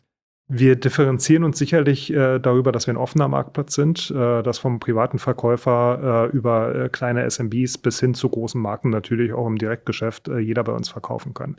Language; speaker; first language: German; native; German